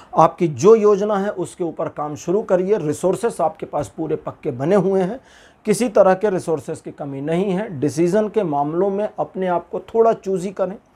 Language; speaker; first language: Hindi; native; Hindi